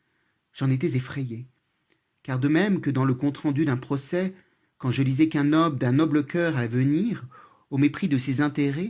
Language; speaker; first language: French; native; French